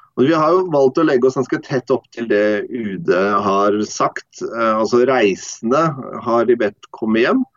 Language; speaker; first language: Norwegian; non-native, fluent; English